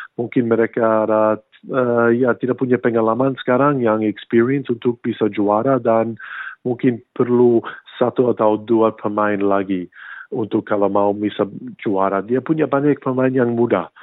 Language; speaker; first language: Indonesian; non-native, fluent; English